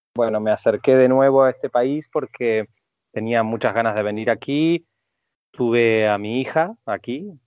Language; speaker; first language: Spanish; native; Spanish